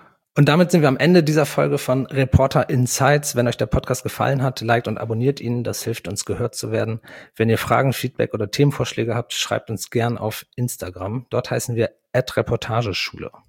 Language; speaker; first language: German; native; German